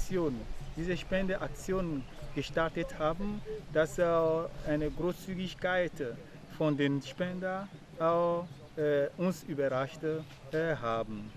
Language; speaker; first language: German; non-native, fluent; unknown